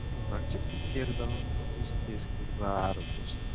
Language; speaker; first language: Polish; native; Polish